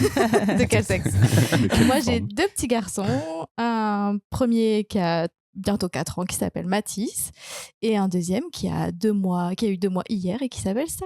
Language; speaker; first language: French; native; French